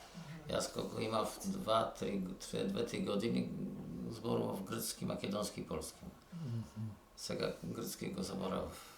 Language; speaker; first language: Macedonian; early bilingual, heritage; Polish